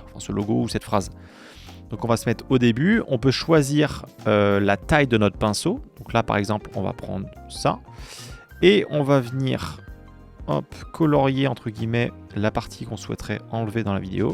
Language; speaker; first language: French; native; French